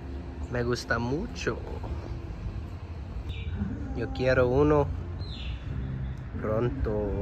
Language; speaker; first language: Spanish; non-native, learner; English